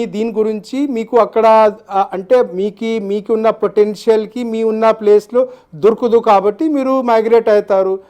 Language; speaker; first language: Telugu; non-native, fluent; Hindi